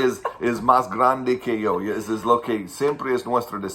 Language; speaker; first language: Spanish; non-native, fluent; English